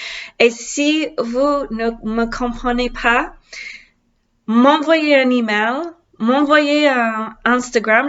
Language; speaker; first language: French; non-native, learner; English